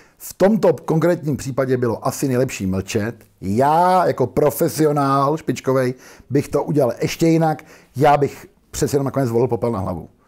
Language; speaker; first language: Czech; native; Czech